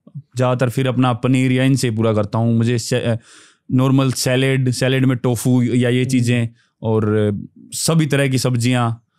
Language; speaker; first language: Hindi; native; Hindi